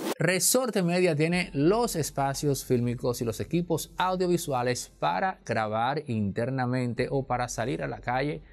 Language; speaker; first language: Spanish; native; Spanish